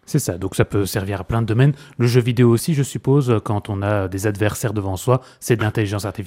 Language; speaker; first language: French; native; French